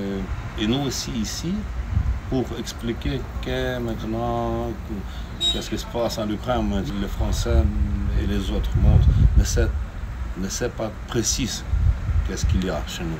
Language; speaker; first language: French; non-native, learner; Ukrainian